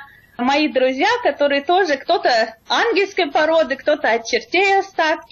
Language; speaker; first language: Russian; native; Russian